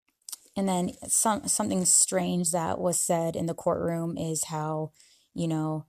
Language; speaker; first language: English; native; English